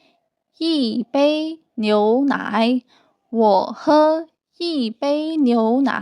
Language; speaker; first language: Chinese; non-native, fluent; Burmese